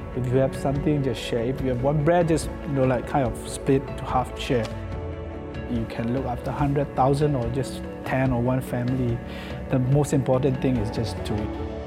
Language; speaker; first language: English; non-native, fluent; Burmese